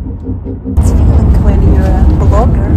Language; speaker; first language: English; non-native, learner; Russian